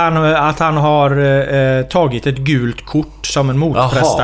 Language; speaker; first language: Swedish; native; Swedish